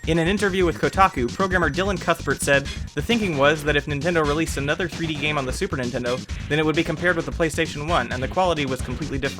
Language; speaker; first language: English; native; English